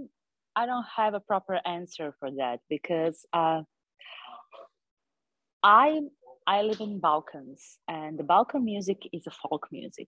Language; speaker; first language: English; non-native, fluent; Serbian